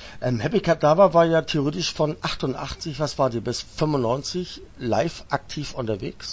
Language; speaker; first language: German; native; German